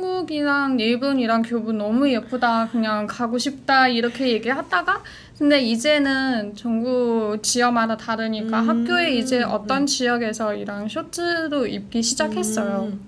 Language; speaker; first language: Korean; non-native, fluent; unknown